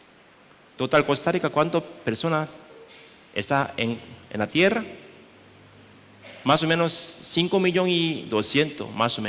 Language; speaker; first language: Spanish; non-native, learner; Korean